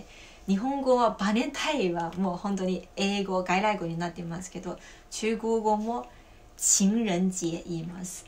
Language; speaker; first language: Japanese; non-native, fluent; Chinese